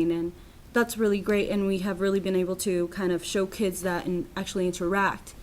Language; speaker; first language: English; non-native, fluent; Spanish